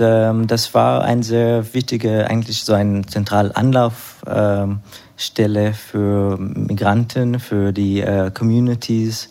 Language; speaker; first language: German; non-native, fluent; Hebrew